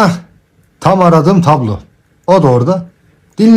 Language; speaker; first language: Turkish; native; Turkish